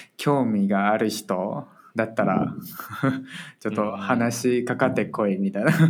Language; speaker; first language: Japanese; non-native, fluent; Chinese